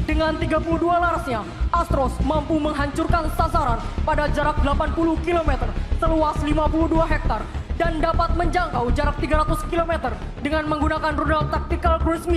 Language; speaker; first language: Indonesian; native; Indonesian